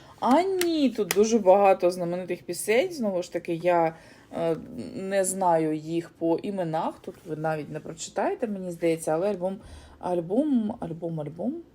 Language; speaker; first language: Ukrainian; non-native, local second language; Russian